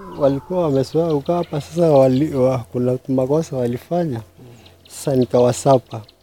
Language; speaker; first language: Swahili; non-native, local second language; Meru